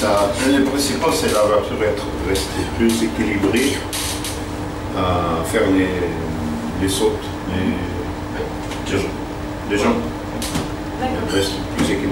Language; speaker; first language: French; non-native, fluent; Portuguese